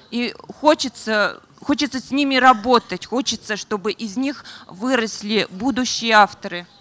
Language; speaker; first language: Russian; non-native, local second language; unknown